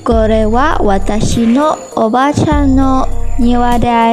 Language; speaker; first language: Japanese; non-native, learner; Malay